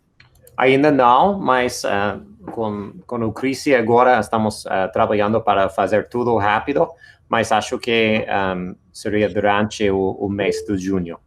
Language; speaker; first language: Portuguese; non-native, fluent; English